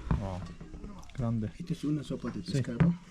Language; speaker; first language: Spanish; non-native, learner; Turkish